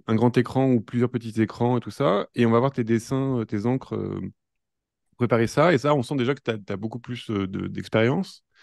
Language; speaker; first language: French; native; French